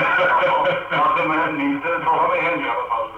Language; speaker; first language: Swedish; non-native, fluent; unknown